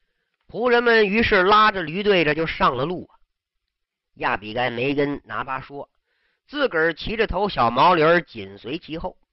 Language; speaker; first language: Chinese; native; Chinese